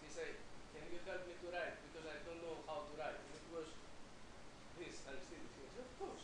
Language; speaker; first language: English; native; English